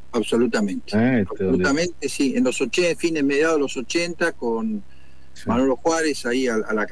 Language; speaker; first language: Spanish; native; Spanish